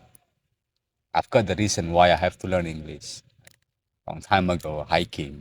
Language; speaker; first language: English; non-native, learner; Indonesian